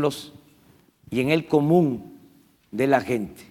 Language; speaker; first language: Spanish; native; Spanish